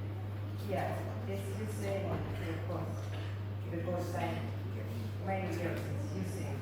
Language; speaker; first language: English; non-native, learner; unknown